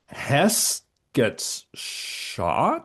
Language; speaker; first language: English; native; English